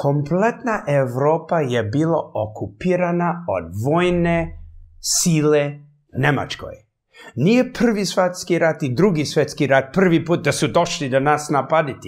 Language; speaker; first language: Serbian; early bilingual, heritage; English